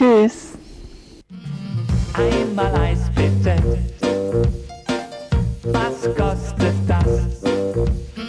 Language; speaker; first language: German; non-native, fluent; Thai